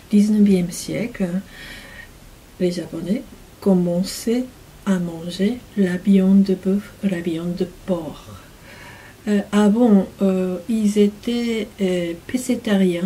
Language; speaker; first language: French; non-native, fluent; Japanese